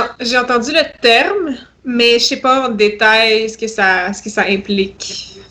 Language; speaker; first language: French; native; French